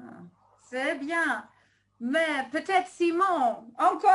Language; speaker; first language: French; non-native, fluent; German